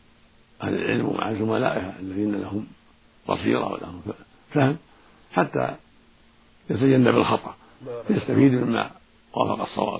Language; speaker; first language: Arabic; native; Arabic